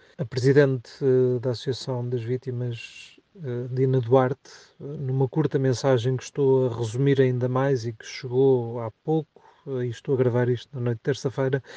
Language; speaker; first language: Portuguese; native; Portuguese